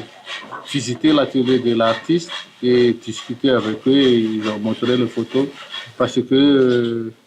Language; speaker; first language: French; non-native, local second language; Malagasy